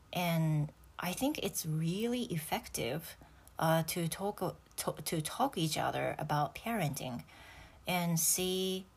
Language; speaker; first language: English; non-native, fluent; Japanese